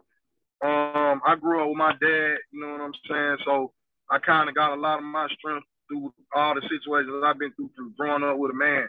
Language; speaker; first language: English; native; English